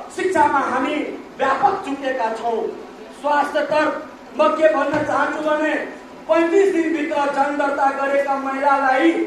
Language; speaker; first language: Nepali; non-native, local second language; Maithili